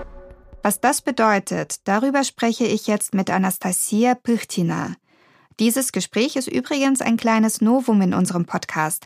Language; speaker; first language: German; native; German